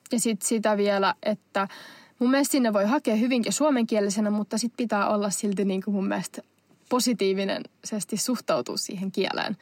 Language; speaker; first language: Finnish; non-native, local second language; Swedish